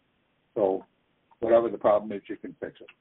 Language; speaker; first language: English; native; English